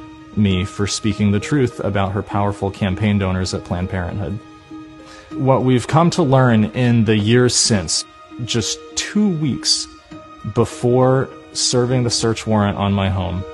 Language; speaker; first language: English; native; English